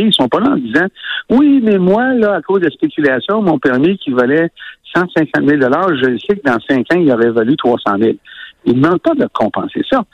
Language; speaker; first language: French; native; French